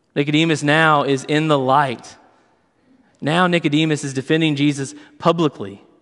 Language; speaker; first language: English; native; English